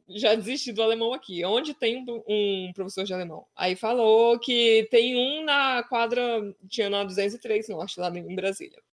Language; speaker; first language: Portuguese; native; Portuguese